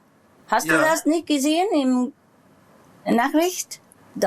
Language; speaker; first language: German; non-native, learner; Vietnamese